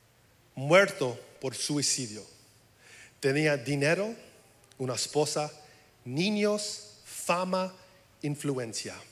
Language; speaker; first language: Spanish; early bilingual, heritage; English